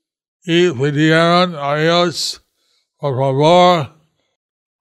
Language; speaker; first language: Spanish; non-native, learner; English